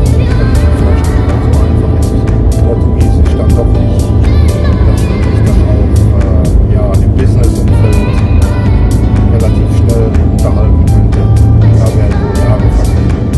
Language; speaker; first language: German; native; German